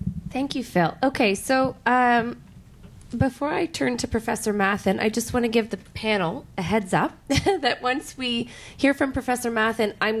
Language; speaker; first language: English; native; English